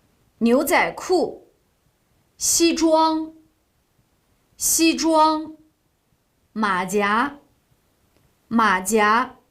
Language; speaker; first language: Chinese; non-native, local second language; Uyghur